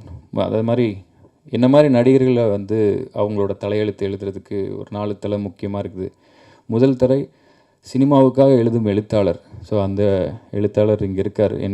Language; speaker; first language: Tamil; native; Tamil